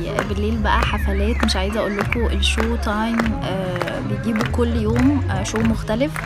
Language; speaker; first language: Arabic; native; Arabic